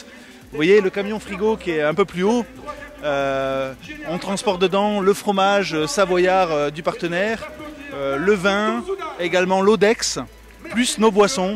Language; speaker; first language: French; native; French